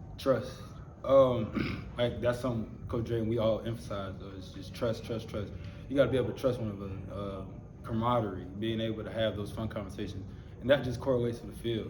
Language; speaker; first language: English; native; English